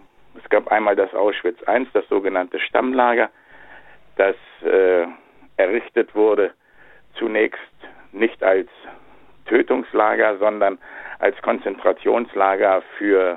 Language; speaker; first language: German; native; German